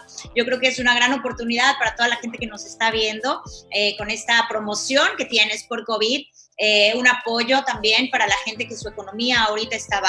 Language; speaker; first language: Spanish; native; Spanish